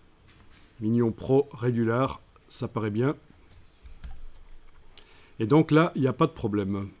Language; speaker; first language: French; native; French